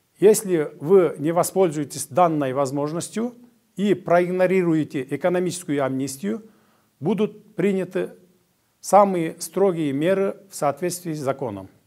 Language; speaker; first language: Russian; non-native, local second language; Kyrgyz